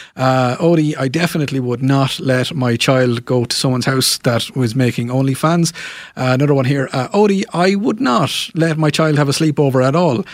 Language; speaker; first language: English; non-native, local second language; Irish